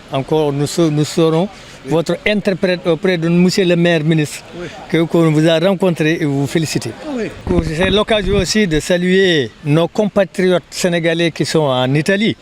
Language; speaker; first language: French; non-native, local second language; Fula